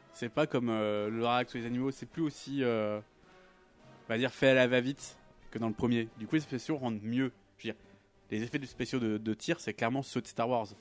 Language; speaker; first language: French; native; French